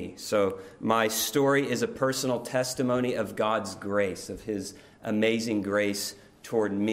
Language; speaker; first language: English; native; English